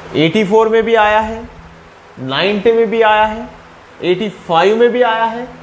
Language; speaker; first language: Hindi; non-native, local second language; Marathi